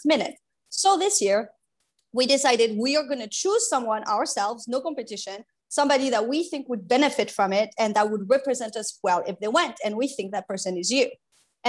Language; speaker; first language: English; non-native, fluent; French